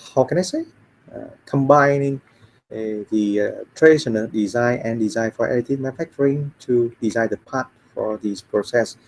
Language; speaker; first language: English; non-native, fluent; Vietnamese